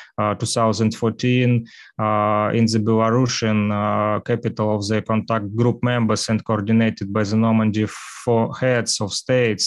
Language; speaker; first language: English; non-native, learner; Russian